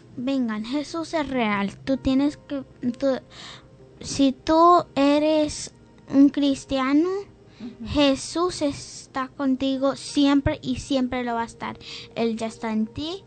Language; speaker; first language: Spanish; early bilingual, heritage; English